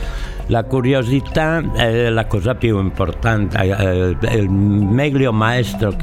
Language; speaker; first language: Italian; non-native, learner; Catalan